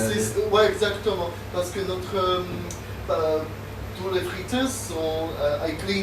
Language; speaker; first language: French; non-native, learner; Slovak